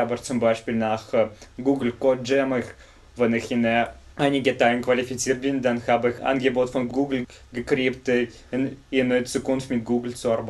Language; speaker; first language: German; non-native, fluent; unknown